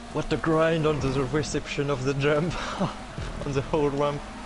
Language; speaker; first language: English; non-native, fluent; French